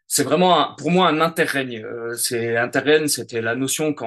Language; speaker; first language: French; native; French